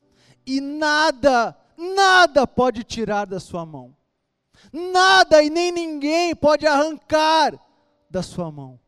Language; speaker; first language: Portuguese; native; Portuguese